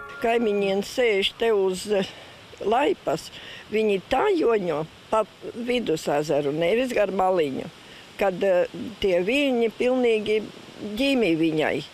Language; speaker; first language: Latvian; native; Latvian